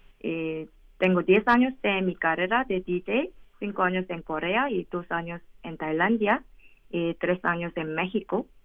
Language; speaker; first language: Spanish; non-native, learner; Korean